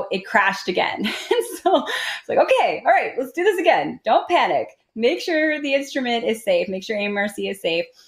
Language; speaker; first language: English; native; English